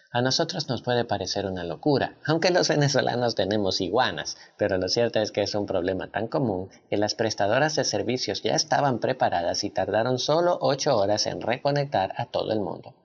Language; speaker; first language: Spanish; native; Spanish